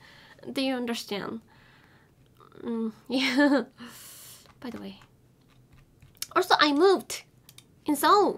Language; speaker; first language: English; non-native, learner; Korean